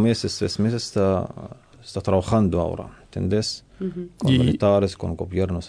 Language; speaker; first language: Spanish; non-native, local second language; Arabic